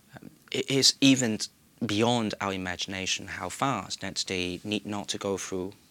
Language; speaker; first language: English; non-native, local second language; Cantonese